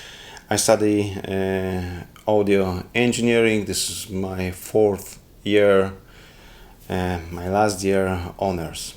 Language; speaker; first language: English; non-native, learner; Polish